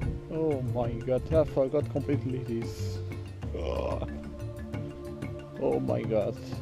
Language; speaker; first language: English; non-native, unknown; Portuguese